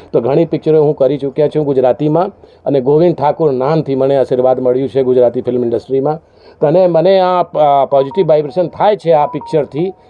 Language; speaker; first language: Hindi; non-native, local second language; Gujarati